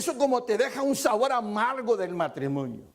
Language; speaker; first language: Spanish; early bilingual, heritage; Spanish